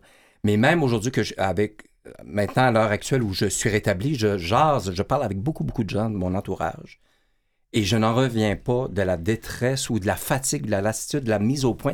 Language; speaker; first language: French; native; French